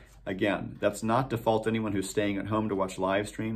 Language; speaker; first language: English; native; English